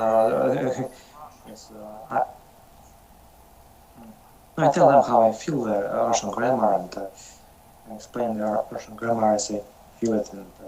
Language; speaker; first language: English; non-native, learner; Russian